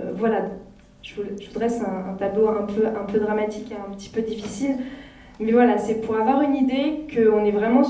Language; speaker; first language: French; native; French